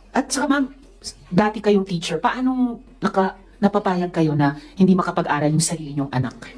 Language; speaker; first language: Filipino; native; Filipino